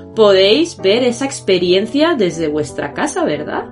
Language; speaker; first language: Spanish; native; Spanish